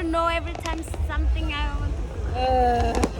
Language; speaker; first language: English; non-native, learner; Indonesian